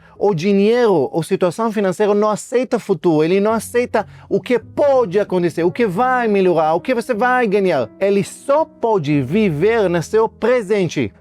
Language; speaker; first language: Portuguese; non-native, fluent; Hebrew